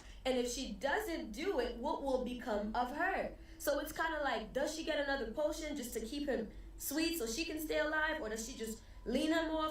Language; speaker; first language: English; early bilingual, other home language; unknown